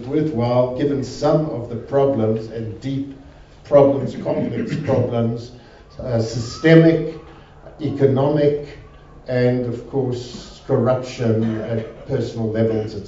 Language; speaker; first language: English; native; English